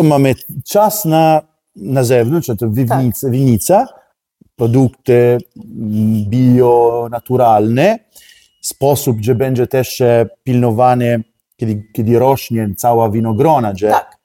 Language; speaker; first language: Polish; non-native, learner; Italian